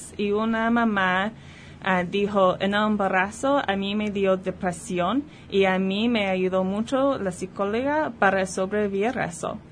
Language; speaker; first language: Spanish; early bilingual, heritage; Spanish